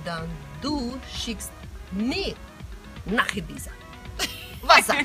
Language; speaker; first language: German; non-native, learner; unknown